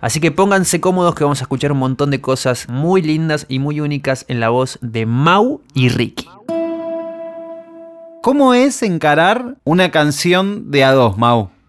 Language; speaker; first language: Spanish; native; Spanish